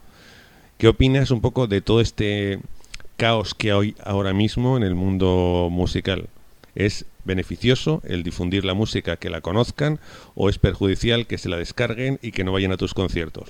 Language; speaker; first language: Spanish; native; Spanish